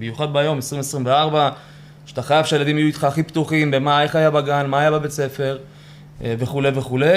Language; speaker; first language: Hebrew; early bilingual, other home language; Russian